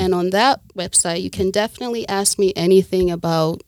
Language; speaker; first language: English; non-native, local second language; Kinyarwanda